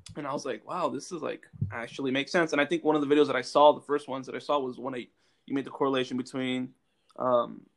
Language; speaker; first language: English; native; English